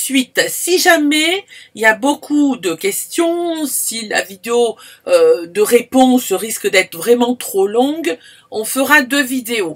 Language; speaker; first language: French; native; French